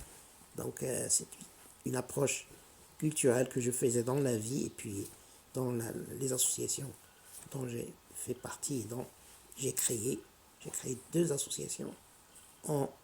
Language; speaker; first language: French; non-native, local second language; Arabic